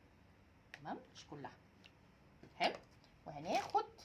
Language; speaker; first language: Arabic; native; Arabic